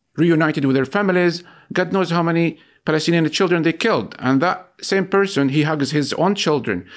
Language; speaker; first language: English; non-native, fluent; Arabic